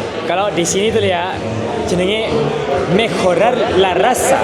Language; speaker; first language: Indonesian; native; Indonesian